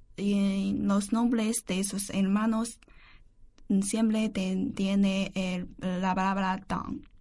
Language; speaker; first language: Spanish; non-native, learner; Chinese